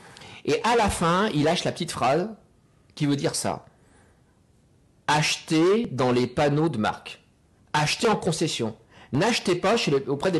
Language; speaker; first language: French; native; French